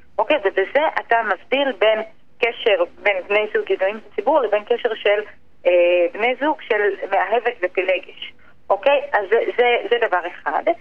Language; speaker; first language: Hebrew; native; Hebrew